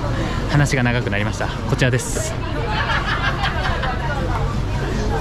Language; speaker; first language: Japanese; native; Japanese